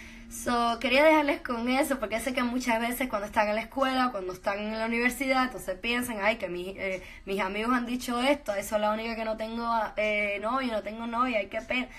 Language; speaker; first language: Spanish; early bilingual, heritage; Spanish